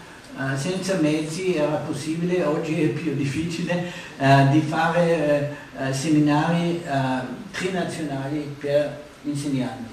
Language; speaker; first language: Italian; non-native, fluent; German